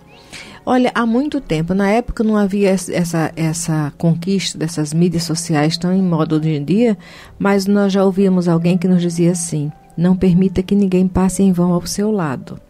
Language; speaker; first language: Portuguese; native; Portuguese